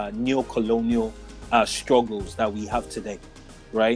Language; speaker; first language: English; non-native, local second language; Yoruba